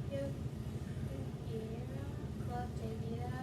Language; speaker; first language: Spanish; non-native, learner; English